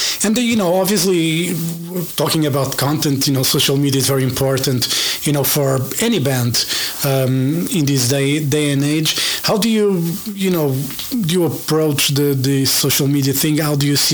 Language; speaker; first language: English; non-native, fluent; Portuguese